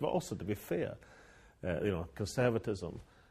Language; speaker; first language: English; native; English